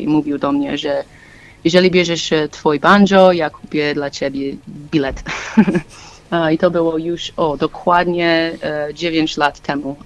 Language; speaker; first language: Polish; non-native, learner; English